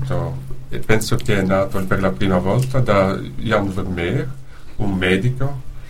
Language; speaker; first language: Italian; non-native, fluent; Dutch